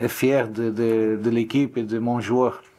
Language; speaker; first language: French; non-native, learner; Portuguese